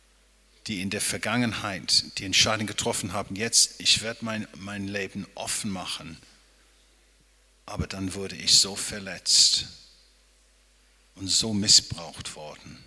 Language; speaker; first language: German; non-native, fluent; English